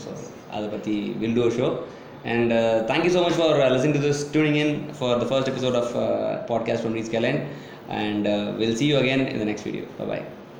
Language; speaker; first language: English; non-native, local second language; Tamil